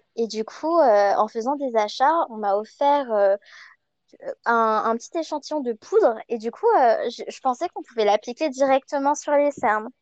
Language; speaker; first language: French; early bilingual, other home language; Chinese